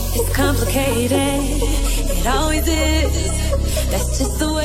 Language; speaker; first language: English; non-native, learner; Spanish